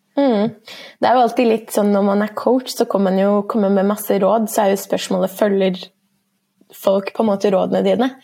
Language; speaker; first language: Norwegian; early bilingual, other home language; Persian